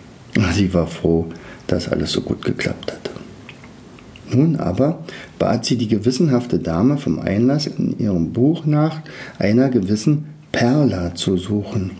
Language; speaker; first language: German; native; German